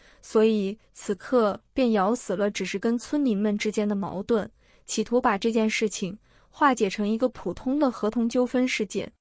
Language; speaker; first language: Chinese; native; Chinese